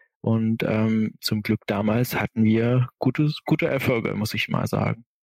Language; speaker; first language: German; non-native, fluent; Arabic